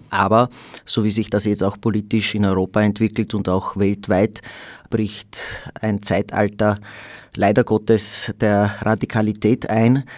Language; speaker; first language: German; non-native, fluent; Slovak